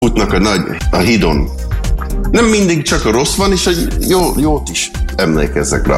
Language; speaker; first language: Hungarian; early bilingual, heritage; Hungarian